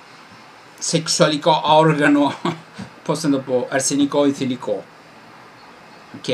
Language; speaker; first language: Greek; non-native, fluent; Italian